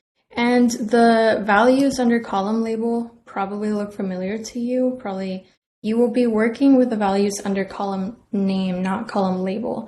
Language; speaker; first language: English; native; English